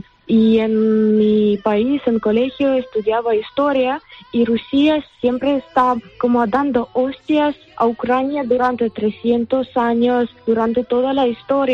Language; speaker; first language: Spanish; non-native, learner; Ukrainian